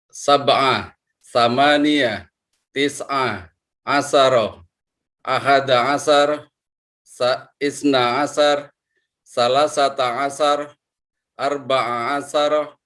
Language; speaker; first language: Arabic; non-native, learner; Indonesian